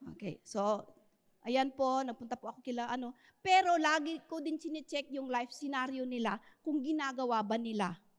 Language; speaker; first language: Filipino; native; Filipino